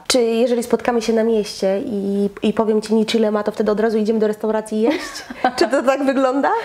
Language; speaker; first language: Polish; native; Polish